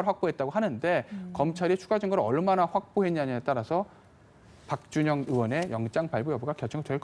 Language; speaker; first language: Korean; native; Korean